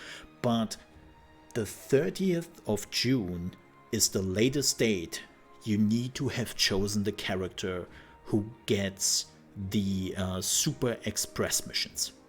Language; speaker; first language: English; non-native, fluent; German